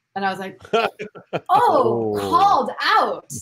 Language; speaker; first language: English; native; English